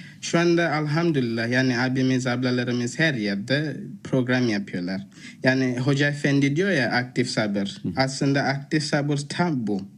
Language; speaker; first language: Turkish; non-native, fluent; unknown